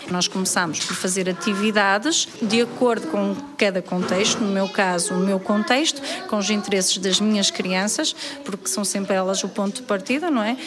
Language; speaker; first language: Portuguese; native; Portuguese